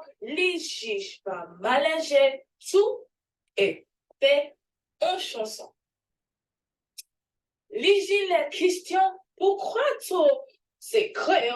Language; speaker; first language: French; non-native, learner; English